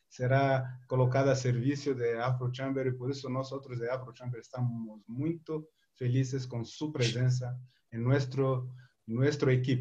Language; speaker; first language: Spanish; non-native, fluent; Portuguese